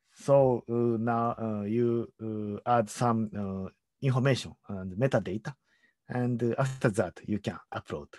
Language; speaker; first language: English; non-native, learner; Japanese